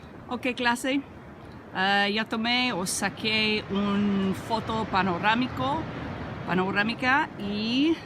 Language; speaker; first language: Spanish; non-native, learner; English